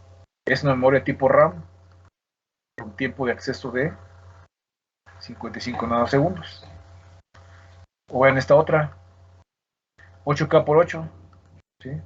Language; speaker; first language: Spanish; native; Spanish